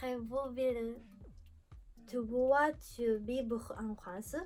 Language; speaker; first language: French; non-native, learner; Japanese